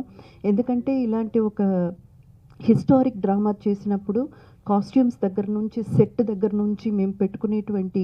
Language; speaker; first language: Telugu; native; Telugu